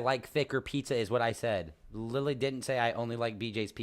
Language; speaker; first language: English; native; English